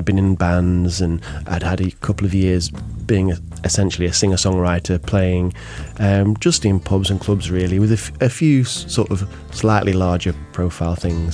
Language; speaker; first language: English; native; English